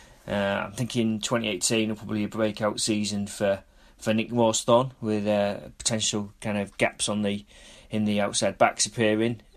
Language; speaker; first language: English; native; English